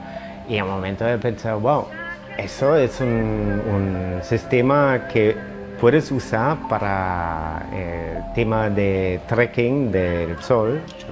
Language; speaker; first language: Spanish; non-native, fluent; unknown